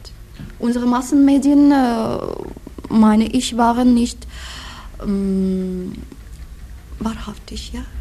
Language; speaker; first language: German; non-native, fluent; Russian